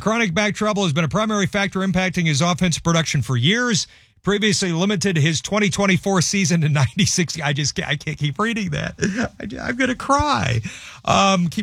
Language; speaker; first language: English; native; English